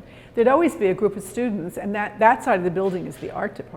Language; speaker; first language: English; native; English